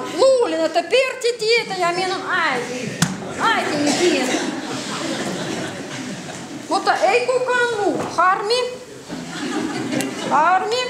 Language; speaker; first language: Finnish; non-native, learner; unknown